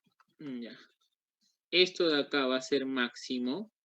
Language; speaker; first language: Spanish; native; Spanish